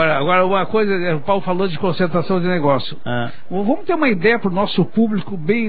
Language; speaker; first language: Portuguese; native; Portuguese